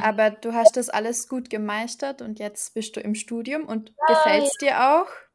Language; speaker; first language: German; native; German